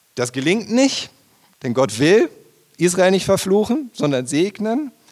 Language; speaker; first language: German; native; German